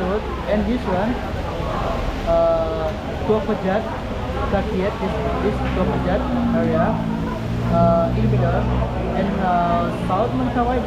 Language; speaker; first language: English; non-native, learner; Indonesian